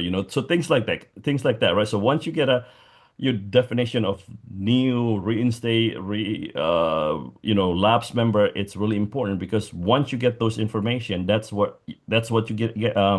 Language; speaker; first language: English; non-native, fluent; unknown